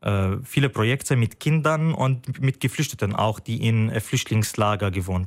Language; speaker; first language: German; non-native, fluent; Arabic